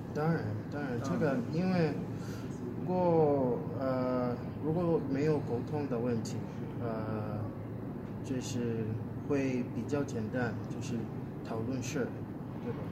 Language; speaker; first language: Chinese; non-native, fluent; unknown